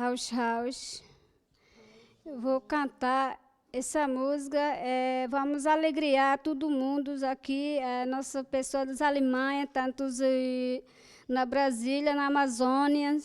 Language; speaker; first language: Portuguese; non-native, local second language; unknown